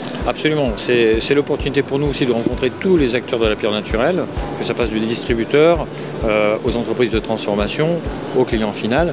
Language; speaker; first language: French; native; French